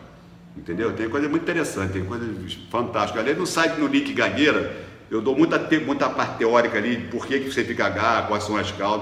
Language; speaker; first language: Portuguese; native; Portuguese